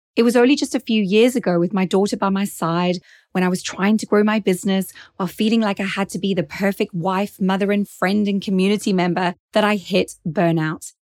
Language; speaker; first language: English; native; English